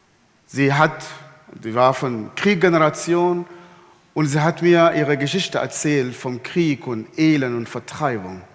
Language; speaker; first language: German; non-native, fluent; Arabic